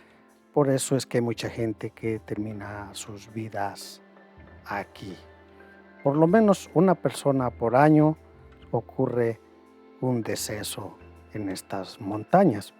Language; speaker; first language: Spanish; native; Spanish